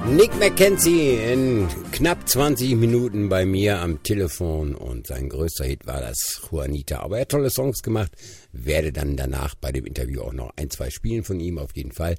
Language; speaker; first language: German; native; German